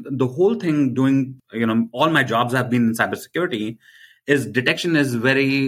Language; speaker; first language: English; non-native, local second language; Hindi